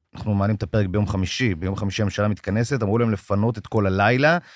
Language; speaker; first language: Hebrew; native; Hebrew